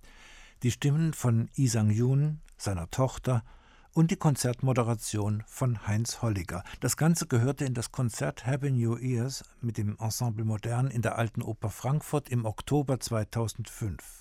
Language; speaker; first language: German; native; German